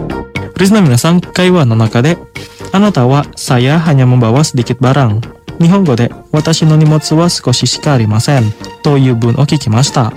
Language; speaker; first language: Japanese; non-native, fluent; Indonesian